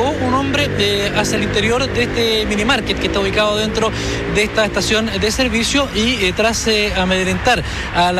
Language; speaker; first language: Spanish; native; Spanish